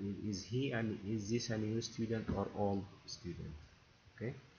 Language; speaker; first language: English; non-native, fluent; Arabic